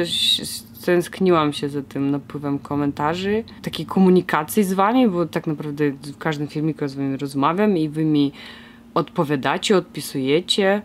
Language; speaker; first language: Polish; non-native, fluent; Russian